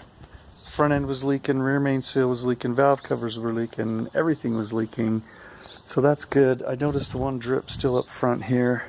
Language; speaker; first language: English; native; English